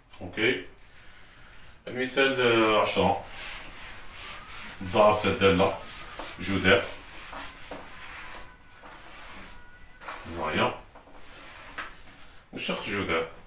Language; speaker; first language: Arabic; native; Arabic